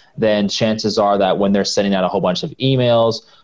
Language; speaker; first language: English; native; English